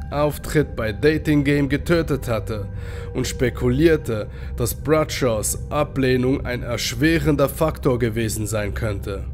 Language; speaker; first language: German; native; German